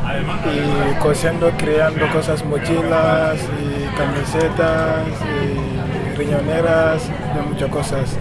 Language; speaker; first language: Spanish; non-native, learner; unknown